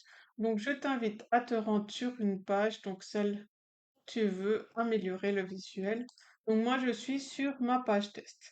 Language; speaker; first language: French; native; French